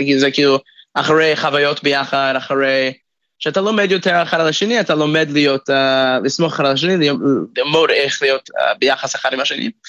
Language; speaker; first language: Hebrew; non-native, fluent; English